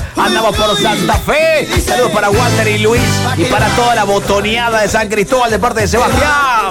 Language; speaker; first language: Spanish; native; Spanish